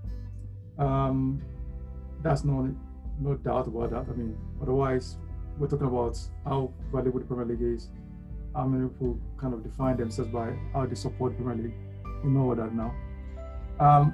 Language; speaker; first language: English; non-native, local second language; Yoruba